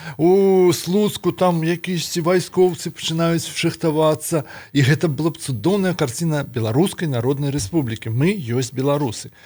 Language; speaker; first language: Belarusian; native; Belarusian